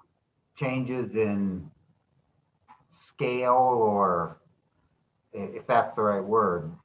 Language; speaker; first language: English; native; English